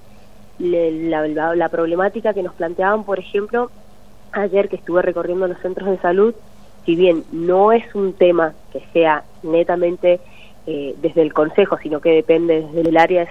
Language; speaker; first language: Spanish; native; Spanish